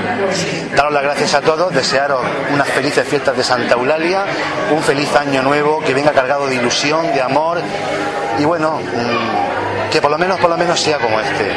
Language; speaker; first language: Spanish; native; Spanish